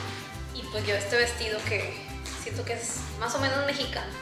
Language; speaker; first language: Spanish; native; Spanish